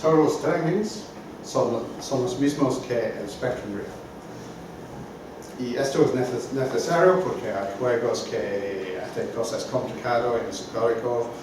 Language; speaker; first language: Spanish; non-native, fluent; English